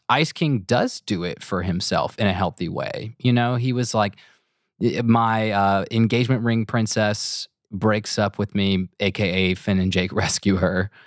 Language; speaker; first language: English; native; English